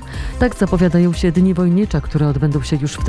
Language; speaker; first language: Polish; native; Polish